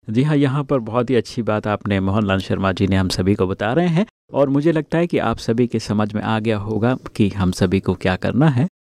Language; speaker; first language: Hindi; native; Hindi